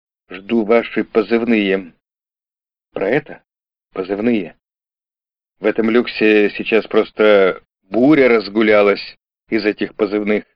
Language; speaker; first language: Russian; native; Russian